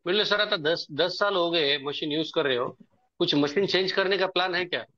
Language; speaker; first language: Hindi; non-native, local second language; Marathi